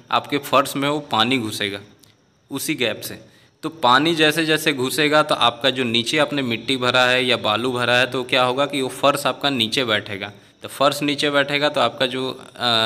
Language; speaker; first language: Hindi; native; Hindi